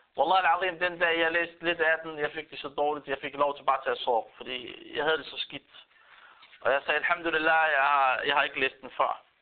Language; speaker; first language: Danish; non-native, fluent; Arabic